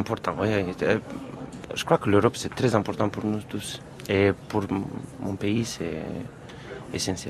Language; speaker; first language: French; non-native, fluent; Romanian